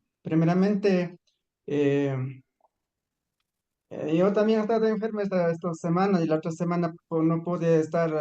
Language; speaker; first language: Spanish; non-native, local second language; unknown